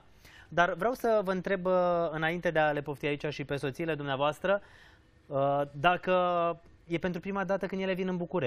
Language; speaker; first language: Romanian; native; Romanian